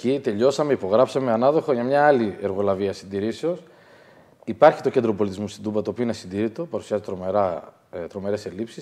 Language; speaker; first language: Greek; native; Greek